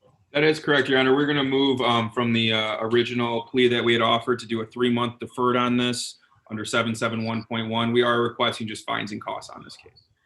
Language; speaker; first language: English; native; English